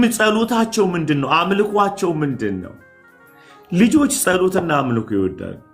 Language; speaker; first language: Amharic; non-native, fluent; Somali